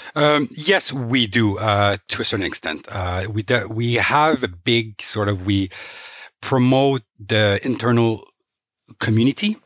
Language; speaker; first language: English; non-native, fluent; French